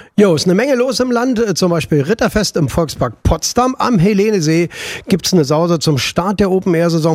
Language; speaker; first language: German; native; German